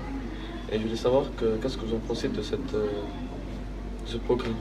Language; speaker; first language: French; non-native, fluent; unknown